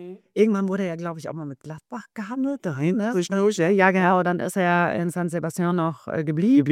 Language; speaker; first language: German; native; German